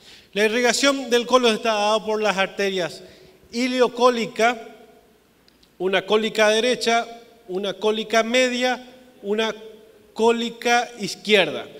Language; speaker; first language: Spanish; native; Spanish